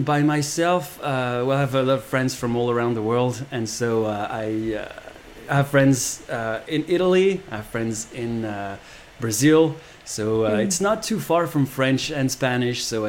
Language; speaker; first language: English; non-native, fluent; Japanese